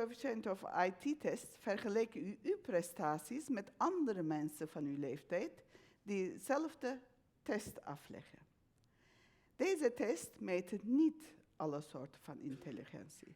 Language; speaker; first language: Dutch; non-native, fluent; Turkish